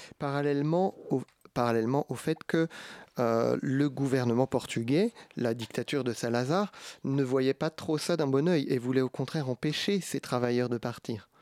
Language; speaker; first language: French; native; French